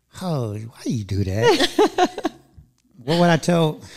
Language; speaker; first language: English; native; English